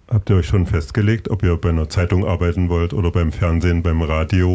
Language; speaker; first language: German; native; German